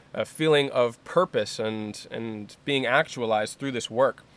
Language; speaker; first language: English; native; English